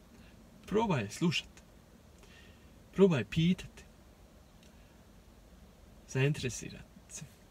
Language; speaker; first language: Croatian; early bilingual, heritage; Croatian